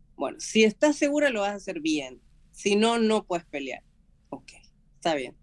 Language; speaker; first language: Spanish; native; Spanish